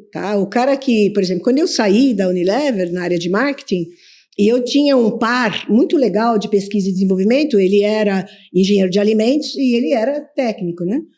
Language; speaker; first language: Portuguese; native; Portuguese